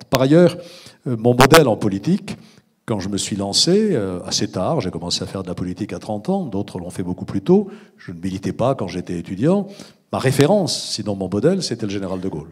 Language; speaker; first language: French; native; French